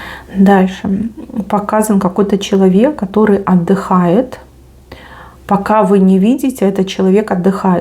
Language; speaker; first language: Russian; native; Russian